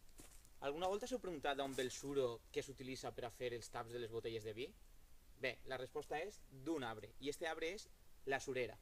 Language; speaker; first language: Catalan; native; Catalan